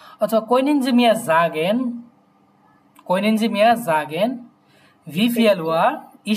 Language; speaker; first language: German; non-native, fluent; Bangla